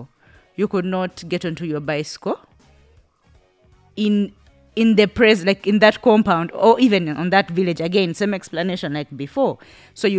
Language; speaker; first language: English; non-native, local second language; Ganda